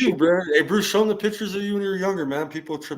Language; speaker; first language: English; native; English